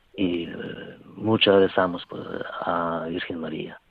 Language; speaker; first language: Spanish; non-native, learner; Ukrainian